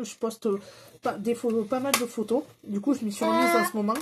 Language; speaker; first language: French; native; French